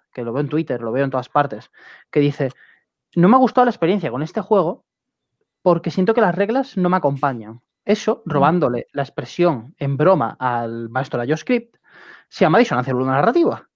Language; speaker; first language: Spanish; native; Spanish